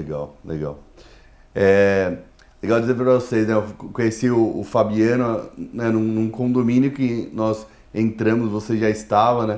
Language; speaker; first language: Portuguese; native; Portuguese